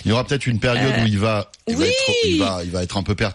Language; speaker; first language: French; native; French